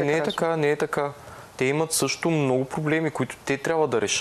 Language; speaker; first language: Bulgarian; native; Bulgarian